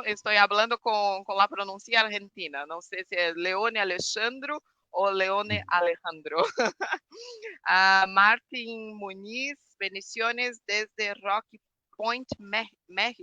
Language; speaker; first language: Spanish; non-native, fluent; Portuguese